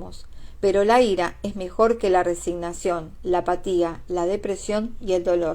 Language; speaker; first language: Spanish; native; Spanish